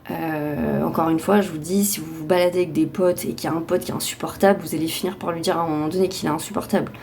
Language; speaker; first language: French; native; French